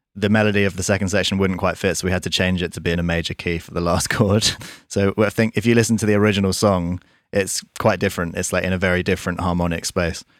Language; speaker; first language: English; native; English